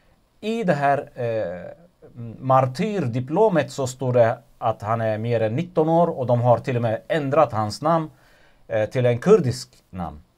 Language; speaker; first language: Swedish; non-native, fluent; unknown